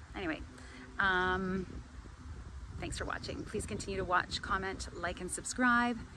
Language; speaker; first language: English; native; English